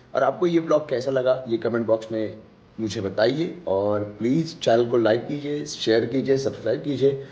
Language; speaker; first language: Hindi; non-native, local second language; Marathi